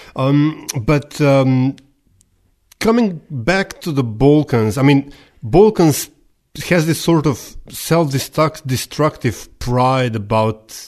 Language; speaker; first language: English; non-native, fluent; Slovenian